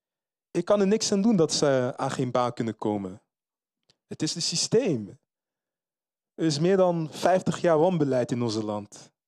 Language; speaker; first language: Dutch; early bilingual, other home language; Lingala